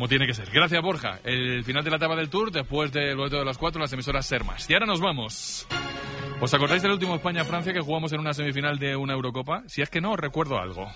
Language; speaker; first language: Spanish; native; Spanish